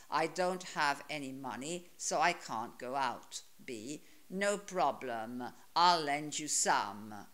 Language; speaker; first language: English; non-native, fluent; Italian